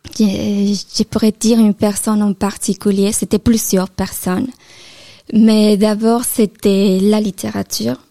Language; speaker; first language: French; non-native, fluent; Spanish